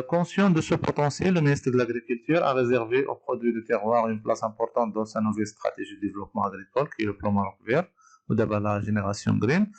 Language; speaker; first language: French; non-native, local second language; Arabic